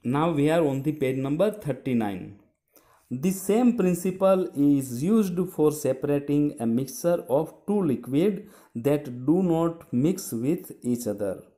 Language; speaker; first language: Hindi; non-native, local second language; Gujarati